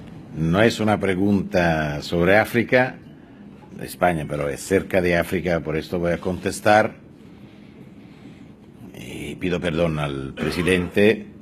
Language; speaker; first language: Spanish; non-native, fluent; Italian